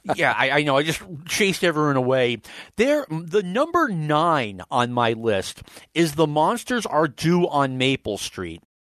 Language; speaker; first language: English; native; English